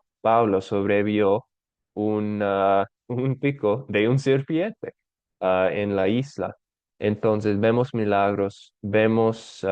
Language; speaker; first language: Spanish; non-native, fluent; English